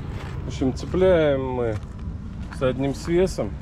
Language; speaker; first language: Russian; native; Russian